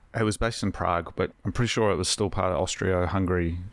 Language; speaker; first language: English; native; English